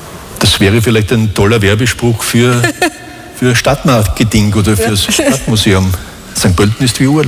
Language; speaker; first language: German; native; German